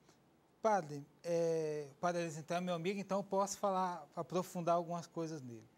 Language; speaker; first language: Portuguese; native; Portuguese